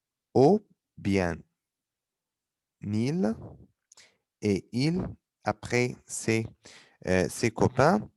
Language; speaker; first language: French; non-native, fluent; Arabic